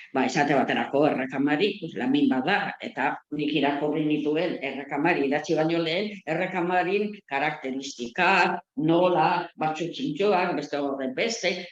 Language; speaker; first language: Basque; non-native, local second language; Spanish